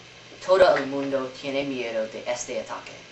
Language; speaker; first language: Spanish; non-native, learner; English